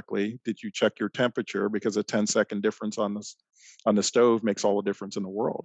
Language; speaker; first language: English; native; English